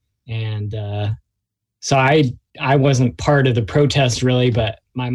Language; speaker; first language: English; native; English